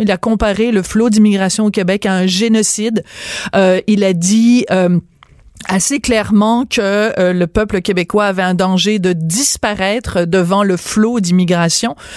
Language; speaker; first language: French; native; French